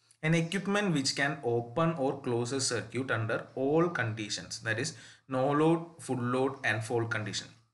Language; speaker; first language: English; non-native, local second language; Malayalam